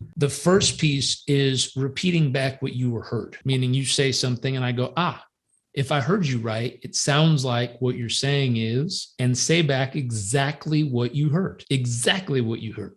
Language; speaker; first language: English; native; English